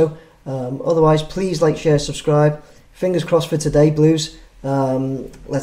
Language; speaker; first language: English; native; English